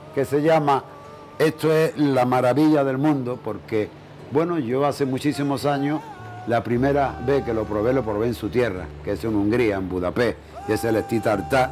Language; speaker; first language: Spanish; native; Spanish